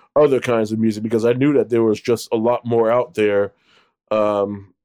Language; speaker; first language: English; native; English